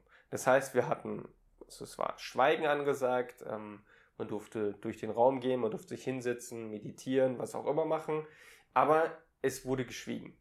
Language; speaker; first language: German; native; German